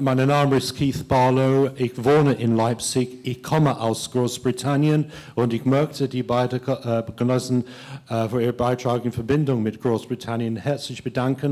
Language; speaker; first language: German; non-native, fluent; English